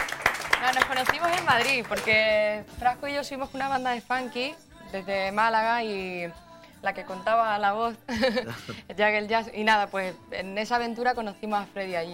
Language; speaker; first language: Spanish; native; Spanish